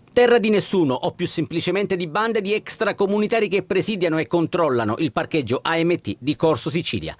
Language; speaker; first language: Italian; native; Italian